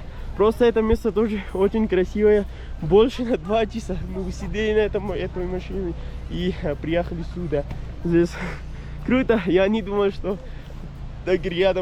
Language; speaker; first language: Russian; non-native, learner; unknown